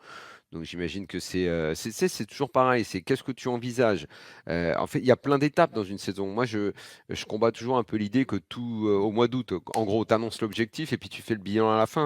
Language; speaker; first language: French; native; French